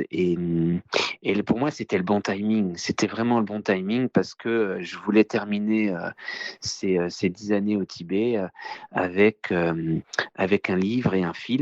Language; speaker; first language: French; native; French